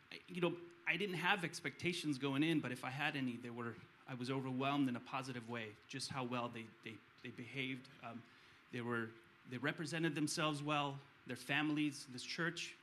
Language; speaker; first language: English; early bilingual, other home language; Romanian